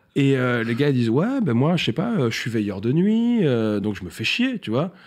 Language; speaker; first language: French; native; French